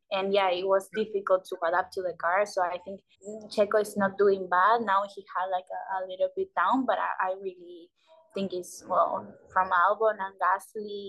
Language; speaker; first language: English; non-native, learner; Spanish